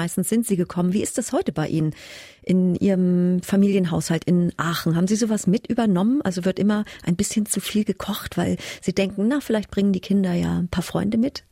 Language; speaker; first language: German; native; German